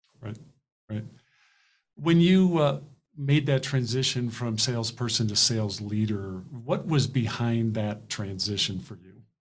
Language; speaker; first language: English; native; English